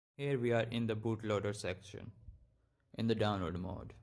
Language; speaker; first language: English; non-native, local second language; Urdu